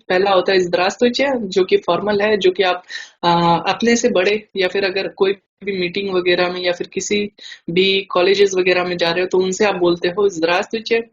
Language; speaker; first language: Hindi; native; Hindi